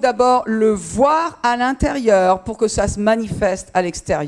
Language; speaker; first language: French; native; French